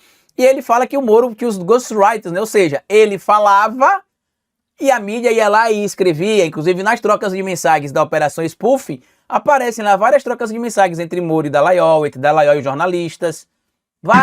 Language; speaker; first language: Portuguese; native; Portuguese